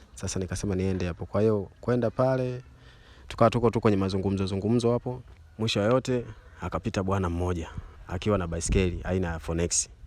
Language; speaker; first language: Swahili; native; Swahili